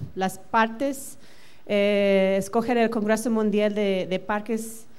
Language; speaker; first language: Spanish; non-native, fluent; English